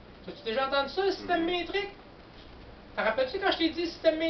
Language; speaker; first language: French; native; French